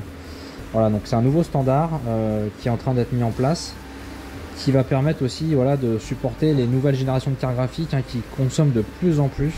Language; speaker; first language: French; native; French